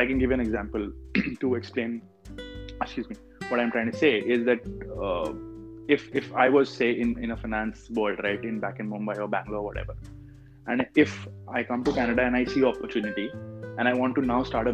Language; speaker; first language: English; non-native, local second language; Hindi